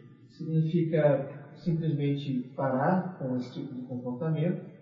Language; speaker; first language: Portuguese; native; Portuguese